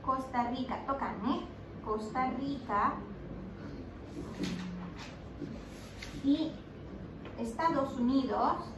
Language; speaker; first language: Spanish; non-native, fluent; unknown